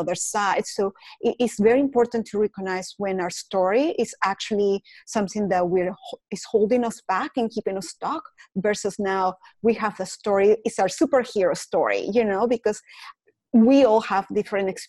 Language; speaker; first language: English; non-native, fluent; Spanish